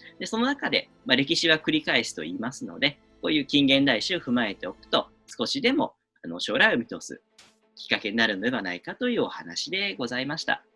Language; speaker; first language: Japanese; native; Japanese